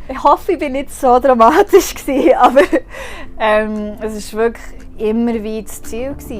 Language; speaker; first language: German; non-native, fluent; English